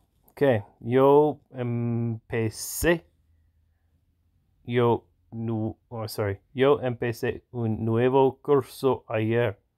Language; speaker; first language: Spanish; non-native, learner; English